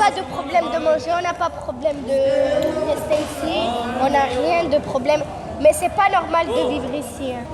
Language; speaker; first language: French; non-native, learner; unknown